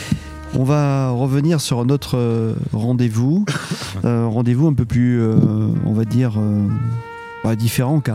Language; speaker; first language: French; native; French